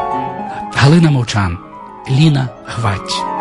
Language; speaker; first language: Ukrainian; native; Ukrainian